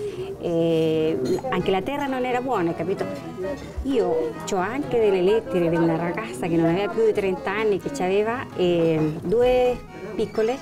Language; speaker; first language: Italian; early bilingual, heritage; Spanish